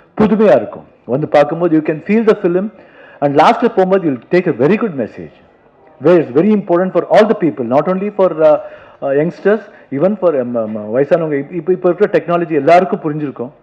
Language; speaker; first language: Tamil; non-native, local second language; Kannada